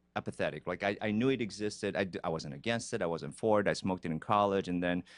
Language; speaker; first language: English; non-native, fluent; Korean